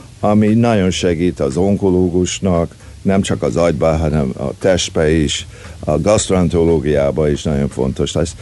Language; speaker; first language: Hungarian; early bilingual, heritage; Hungarian